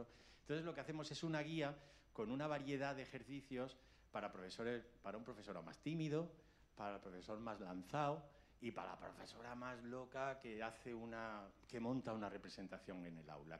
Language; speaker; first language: Spanish; native; Spanish